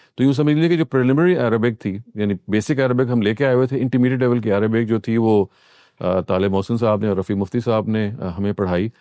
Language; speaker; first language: Urdu; native; Urdu